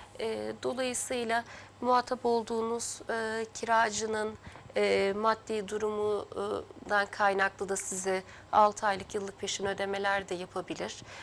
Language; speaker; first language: Turkish; early bilingual, heritage; Turkish